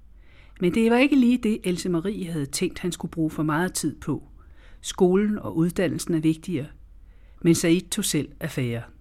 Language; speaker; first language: Danish; native; Danish